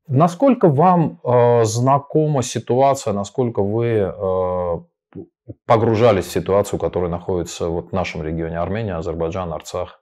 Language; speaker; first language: Russian; non-native, local second language; Armenian